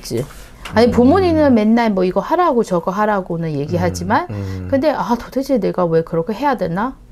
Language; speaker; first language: Korean; non-native, learner; Chinese